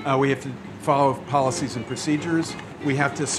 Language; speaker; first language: English; native; English